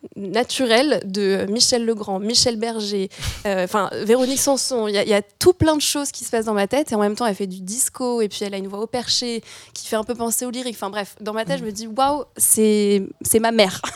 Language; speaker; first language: French; native; French